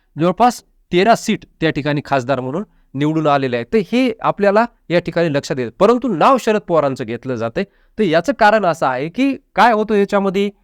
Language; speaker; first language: Marathi; native; Marathi